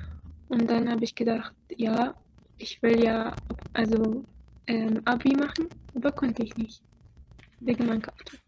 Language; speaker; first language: German; non-native, fluent; Arabic